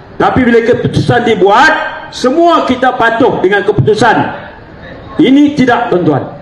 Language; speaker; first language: Malay; native; Malay